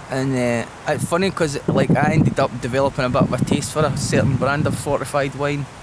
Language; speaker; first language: English; native; English